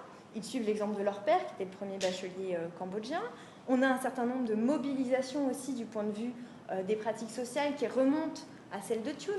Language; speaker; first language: French; native; French